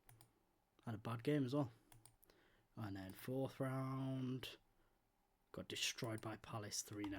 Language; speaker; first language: English; native; English